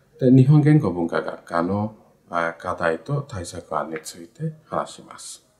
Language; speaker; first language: Japanese; non-native, fluent; Bangla